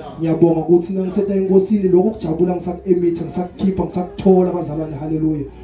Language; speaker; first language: Zulu; non-native, local second language; Swati